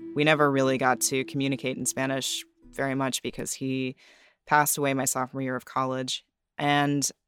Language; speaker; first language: English; native; English